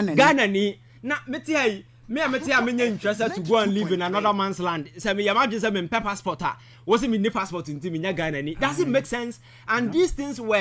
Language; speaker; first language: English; non-native, local second language; Akan